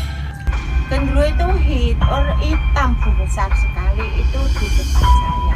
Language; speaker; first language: Indonesian; non-native, local second language; Javanese